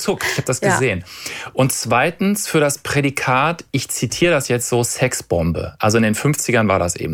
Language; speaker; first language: German; native; German